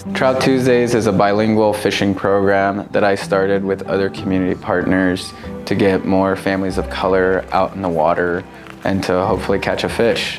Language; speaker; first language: English; native; English